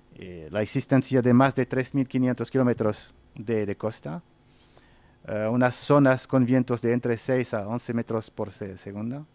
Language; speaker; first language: Spanish; non-native, fluent; Arabic